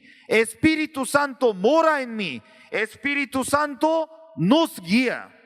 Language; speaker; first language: Spanish; non-native, learner; Korean